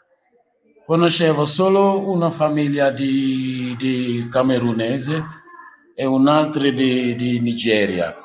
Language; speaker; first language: Italian; non-native, learner; Wolof